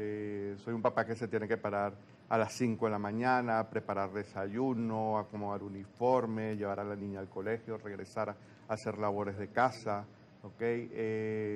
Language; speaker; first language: Spanish; native; Spanish